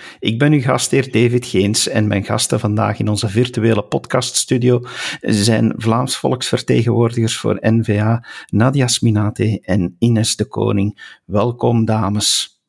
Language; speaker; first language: Dutch; native; Dutch